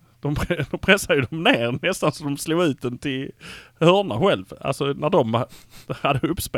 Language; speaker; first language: Swedish; native; Swedish